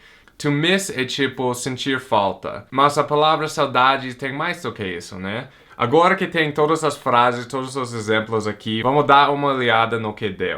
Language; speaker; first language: Portuguese; non-native, fluent; English